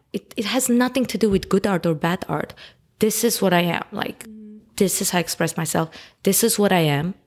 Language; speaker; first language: English; early bilingual, other home language; Armenian